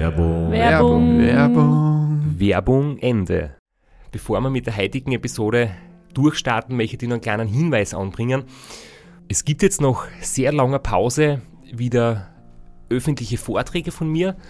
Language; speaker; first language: German; native; German